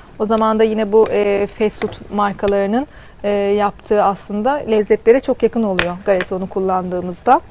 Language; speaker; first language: Turkish; native; Turkish